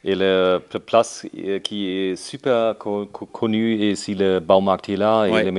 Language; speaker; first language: French; non-native, learner; German